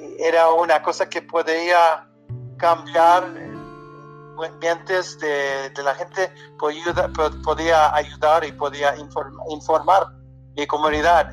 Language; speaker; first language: Spanish; early bilingual, heritage; Spanish